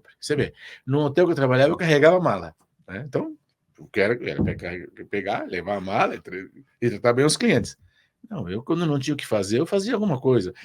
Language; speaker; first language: Portuguese; early bilingual, other home language; Spanish